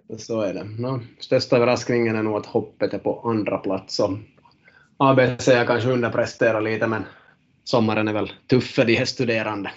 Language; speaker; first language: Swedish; native; Swedish